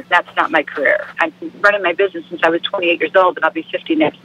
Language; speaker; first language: English; native; English